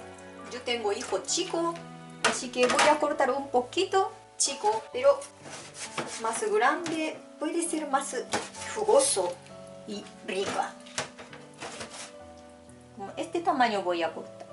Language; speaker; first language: Spanish; non-native, fluent; Japanese